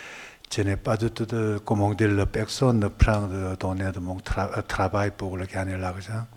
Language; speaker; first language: French; non-native, learner; Korean